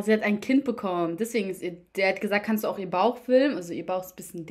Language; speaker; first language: German; early bilingual, other home language; Albanian